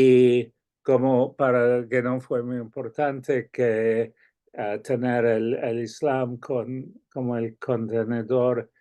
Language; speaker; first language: Spanish; non-native, fluent; English